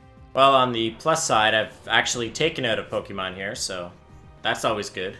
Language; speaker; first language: English; native; English